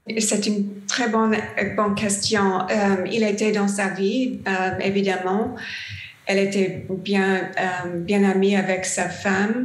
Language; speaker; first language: French; non-native, learner; English